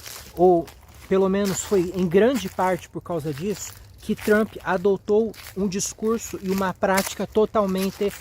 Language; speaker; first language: Portuguese; native; Portuguese